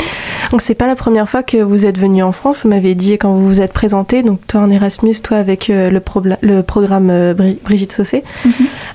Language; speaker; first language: French; native; French